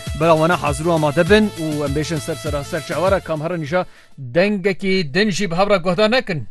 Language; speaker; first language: Kurdish; native; Kurdish